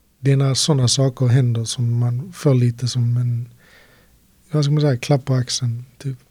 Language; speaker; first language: Swedish; native; Swedish